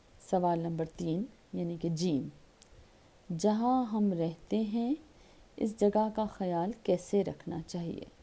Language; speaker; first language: Urdu; native; Urdu